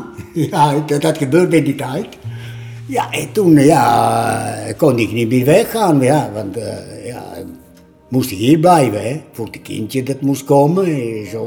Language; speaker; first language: Dutch; non-native, learner; Italian